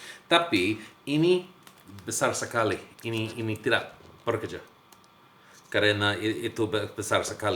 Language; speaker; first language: Indonesian; non-native, learner; English